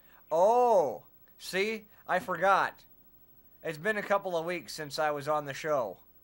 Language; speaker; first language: English; native; English